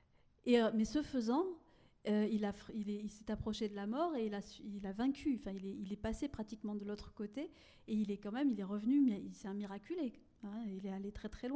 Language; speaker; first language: French; native; French